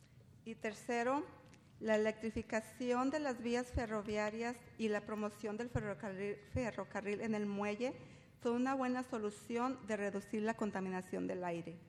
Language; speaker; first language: Spanish; native; Spanish